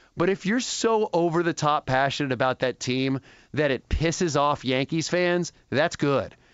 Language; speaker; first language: English; native; English